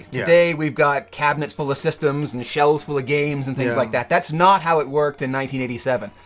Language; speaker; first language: English; native; English